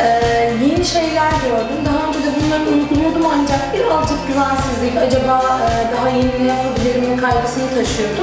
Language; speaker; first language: Turkish; native; Turkish